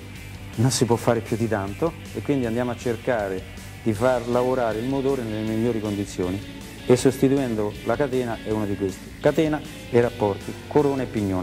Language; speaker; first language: Italian; native; Italian